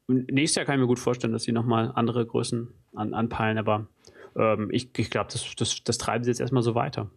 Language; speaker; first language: German; native; German